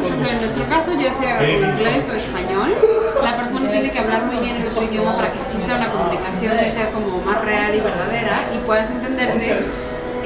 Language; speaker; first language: Spanish; native; Spanish